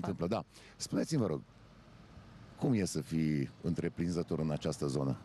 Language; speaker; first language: Romanian; native; Romanian